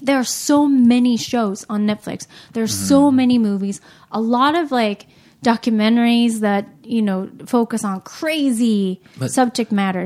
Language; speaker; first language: English; non-native, fluent; Japanese